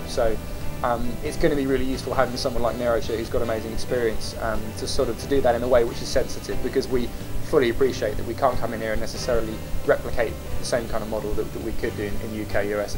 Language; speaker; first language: English; native; English